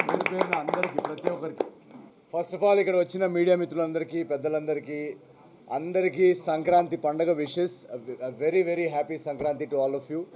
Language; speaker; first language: Telugu; native; Telugu